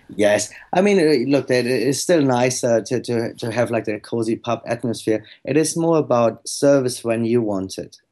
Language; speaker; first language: English; non-native, fluent; German